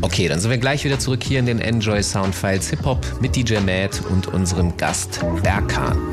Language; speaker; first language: German; native; German